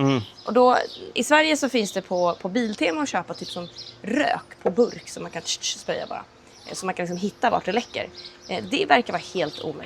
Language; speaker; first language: Swedish; native; Swedish